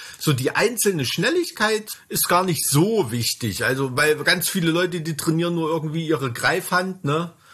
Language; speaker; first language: German; native; German